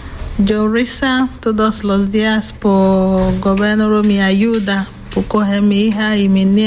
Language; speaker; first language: Spanish; non-native, learner; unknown